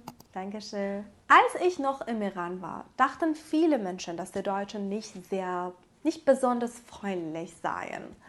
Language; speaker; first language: German; non-native, fluent; Persian